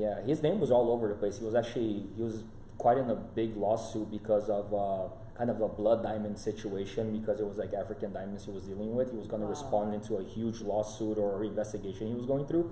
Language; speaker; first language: English; non-native, fluent; Portuguese